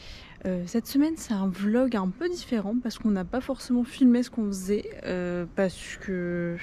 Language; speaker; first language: French; native; French